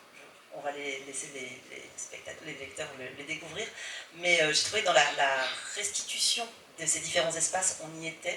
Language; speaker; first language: French; native; French